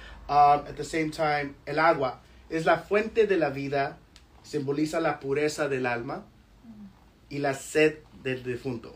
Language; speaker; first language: Spanish; early bilingual, heritage; Spanish